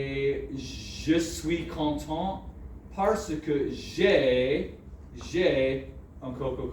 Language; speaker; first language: French; non-native, fluent; English